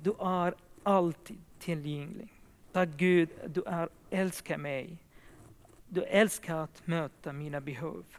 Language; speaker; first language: Swedish; non-native, fluent; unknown